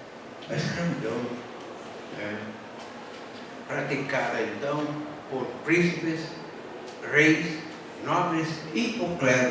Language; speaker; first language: Portuguese; native; Portuguese